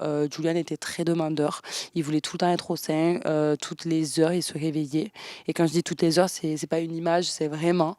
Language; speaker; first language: French; native; French